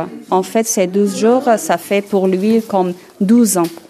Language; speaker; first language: French; non-native, learner; Persian